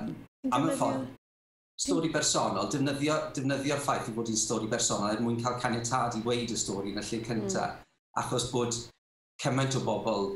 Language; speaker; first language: Welsh; native; Welsh